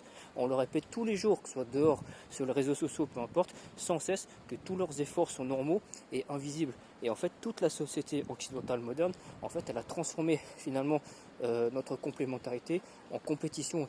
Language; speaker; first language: French; native; French